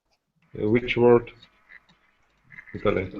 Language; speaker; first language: English; non-native, fluent; Russian